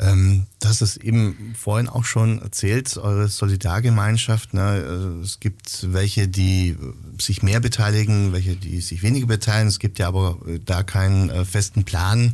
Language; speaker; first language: German; native; German